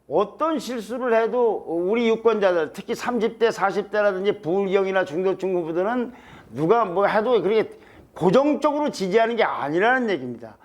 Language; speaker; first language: Korean; native; Korean